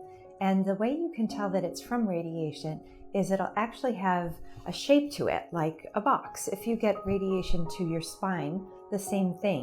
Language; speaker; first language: English; native; English